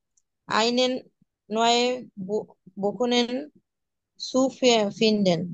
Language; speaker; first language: German; non-native, learner; Bangla